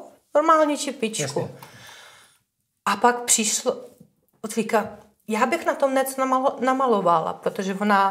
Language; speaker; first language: Czech; non-native, fluent; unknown